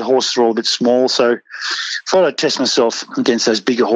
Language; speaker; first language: English; native; English